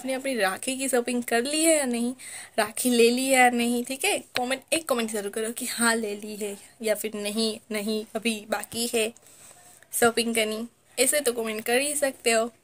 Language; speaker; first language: Hindi; non-native, local second language; Gujarati